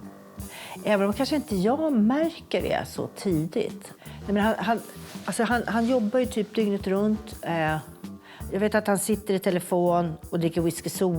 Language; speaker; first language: Swedish; native; Swedish